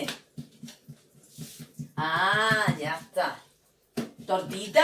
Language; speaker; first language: Spanish; native; Spanish